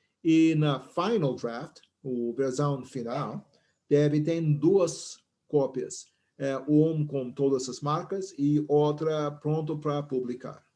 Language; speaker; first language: Portuguese; non-native, fluent; English